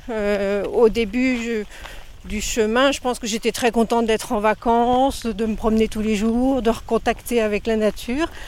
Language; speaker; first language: French; native; French